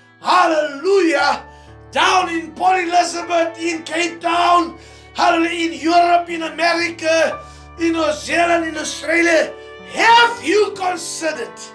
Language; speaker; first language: English; non-native, local second language; Afrikaans